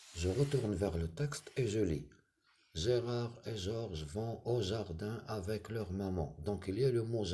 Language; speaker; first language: French; non-native, local second language; Arabic